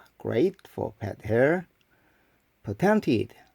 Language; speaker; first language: English; non-native, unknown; Korean